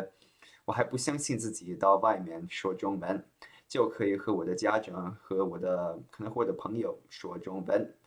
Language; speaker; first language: Chinese; early bilingual, heritage; Chinese